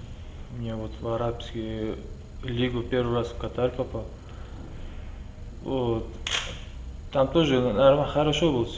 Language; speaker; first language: Russian; non-native, local second language; Uzbek